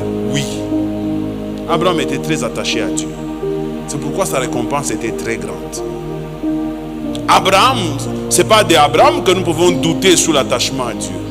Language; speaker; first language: French; non-native, local second language; Swahili